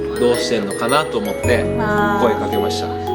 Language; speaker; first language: Japanese; native; Japanese